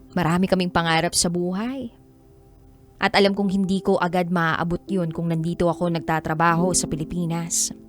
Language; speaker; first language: Filipino; native; Filipino